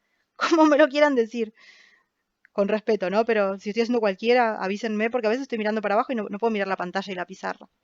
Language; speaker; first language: Spanish; native; Spanish